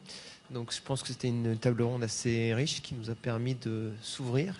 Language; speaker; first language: French; native; French